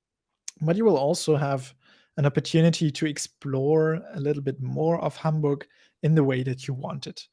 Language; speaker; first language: English; non-native, fluent; German